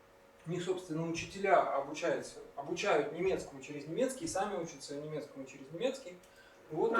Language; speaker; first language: Russian; native; Russian